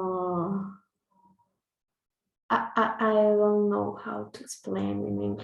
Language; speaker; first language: English; non-native, learner; Spanish